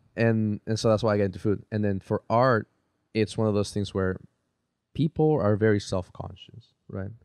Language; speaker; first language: English; early bilingual, other home language; Spanish